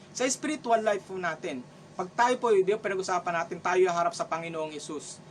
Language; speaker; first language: Filipino; non-native, local second language; Cebuano